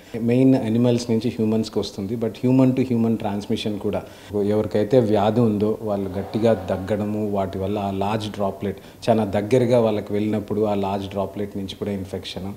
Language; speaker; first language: Telugu; native; Telugu